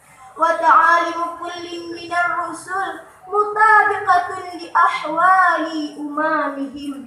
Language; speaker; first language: Arabic; non-native, learner; Achinese